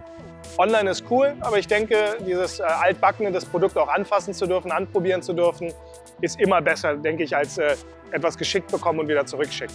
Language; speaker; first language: German; native; German